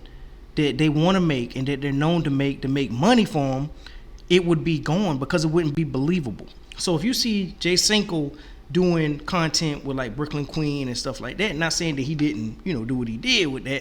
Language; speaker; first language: English; native; English